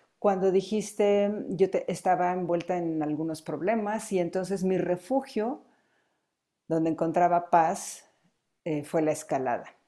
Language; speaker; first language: Spanish; native; Spanish